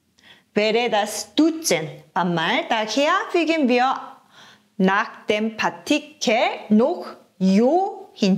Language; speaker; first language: German; non-native, fluent; Korean